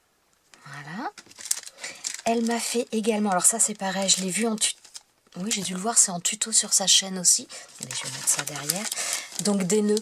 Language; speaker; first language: French; native; French